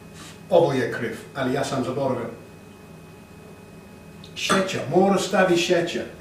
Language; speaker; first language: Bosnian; non-native, learner; English